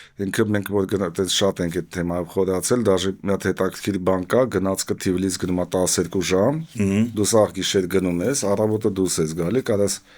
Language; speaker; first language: Armenian; native; Armenian